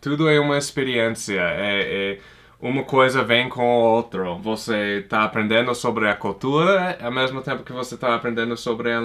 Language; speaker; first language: Portuguese; non-native, fluent; English